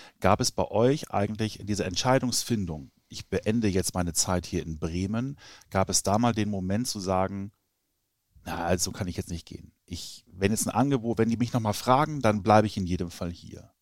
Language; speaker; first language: German; native; German